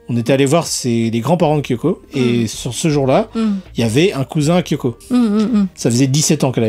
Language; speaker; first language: French; native; French